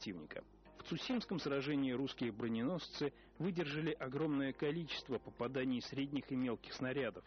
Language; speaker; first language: Russian; native; Russian